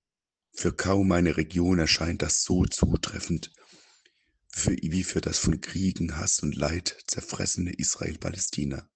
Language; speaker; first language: German; native; German